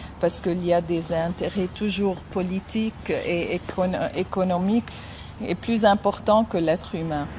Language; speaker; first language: French; non-native, fluent; Arabic